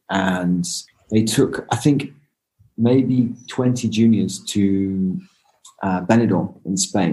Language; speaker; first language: English; native; English